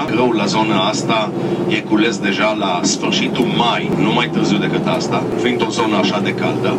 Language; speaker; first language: Romanian; early bilingual, heritage; Romanian